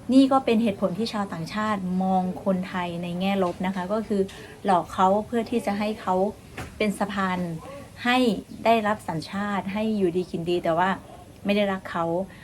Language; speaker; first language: Thai; native; Thai